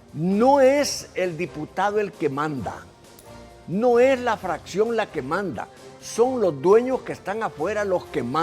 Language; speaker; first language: Spanish; native; Spanish